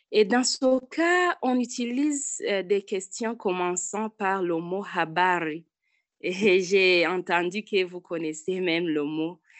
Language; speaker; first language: French; non-native, local second language; Rundi